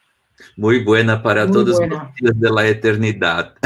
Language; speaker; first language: Spanish; non-native, learner; Portuguese